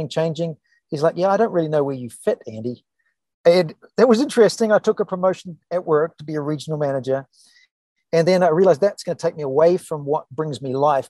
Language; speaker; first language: English; native; English